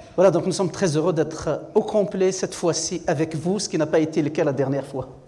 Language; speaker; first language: French; non-native, local second language; Kabyle